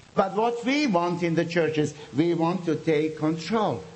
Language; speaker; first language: English; non-native, fluent; Bosnian